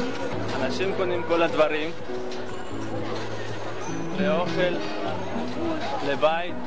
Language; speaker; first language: Hebrew; non-native, learner; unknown